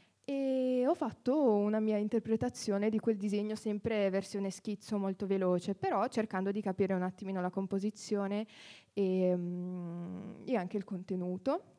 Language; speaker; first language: Italian; early bilingual, heritage; Italian